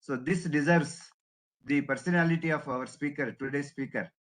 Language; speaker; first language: English; non-native, local second language; Kannada